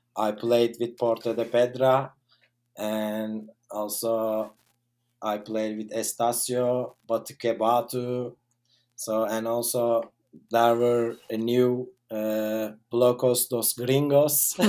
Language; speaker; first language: English; non-native, fluent; Turkish